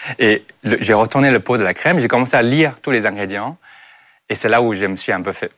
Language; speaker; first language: French; non-native, fluent; Chinese